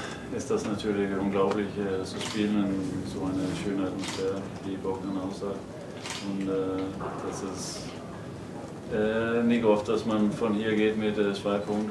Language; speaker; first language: German; non-native, fluent; Danish